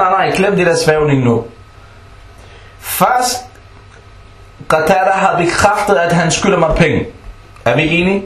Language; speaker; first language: Danish; early bilingual, other home language; Arabic